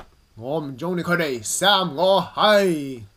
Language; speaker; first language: Cantonese; early bilingual, heritage; English